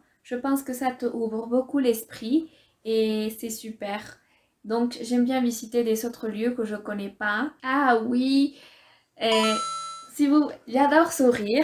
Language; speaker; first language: French; non-native, fluent; Spanish